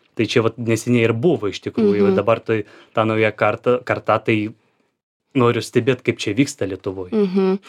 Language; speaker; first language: Lithuanian; non-native, fluent; Ukrainian